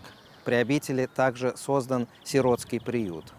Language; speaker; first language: Russian; native; Russian